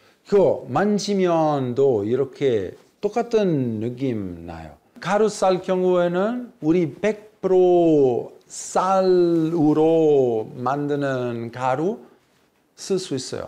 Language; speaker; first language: Korean; non-native, fluent; Italian